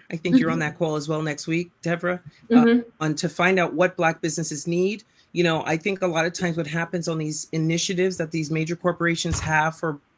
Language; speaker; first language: English; native; English